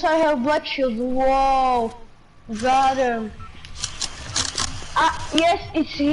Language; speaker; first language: English; non-native, learner; Slovak